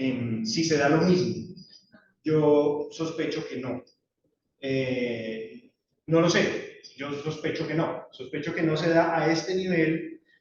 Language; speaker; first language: Spanish; native; Spanish